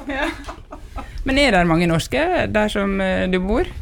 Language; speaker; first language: Norwegian; native; Norwegian